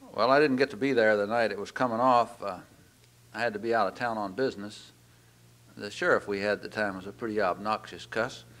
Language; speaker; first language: English; native; English